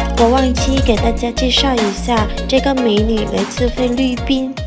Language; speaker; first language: Chinese; non-native, learner; Vietnamese